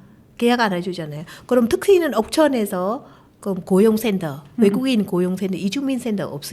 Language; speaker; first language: Korean; non-native, learner; Vietnamese